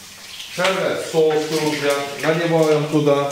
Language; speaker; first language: Russian; non-native, learner; Turkish